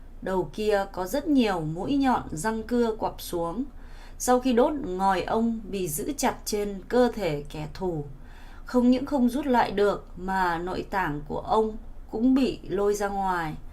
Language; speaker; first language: Vietnamese; non-native, fluent; Korean